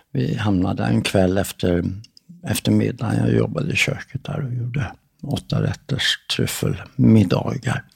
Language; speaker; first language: Swedish; native; Swedish